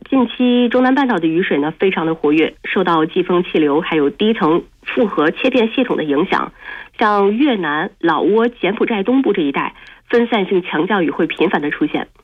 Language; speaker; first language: Chinese; native; Chinese